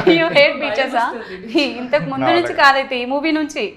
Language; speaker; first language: Telugu; native; Telugu